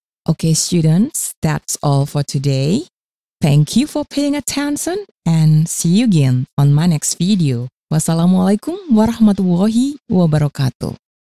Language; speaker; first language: English; non-native, fluent; Indonesian